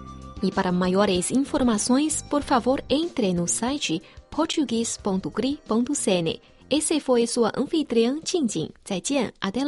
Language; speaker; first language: Portuguese; non-native, fluent; Chinese